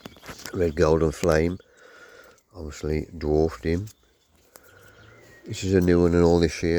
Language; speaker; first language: English; native; English